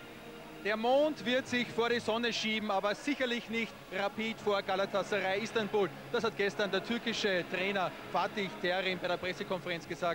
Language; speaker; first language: German; native; German